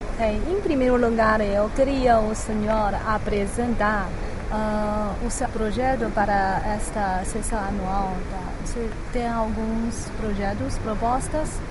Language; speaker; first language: Portuguese; non-native, fluent; Chinese